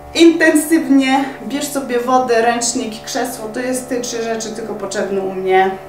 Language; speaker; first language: Polish; non-native, fluent; Norwegian